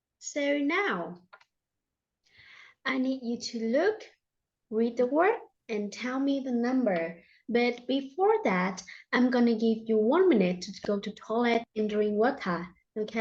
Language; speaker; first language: English; non-native, fluent; Vietnamese